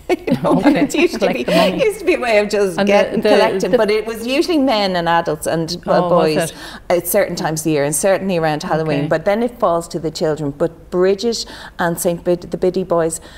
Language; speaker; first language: English; native; English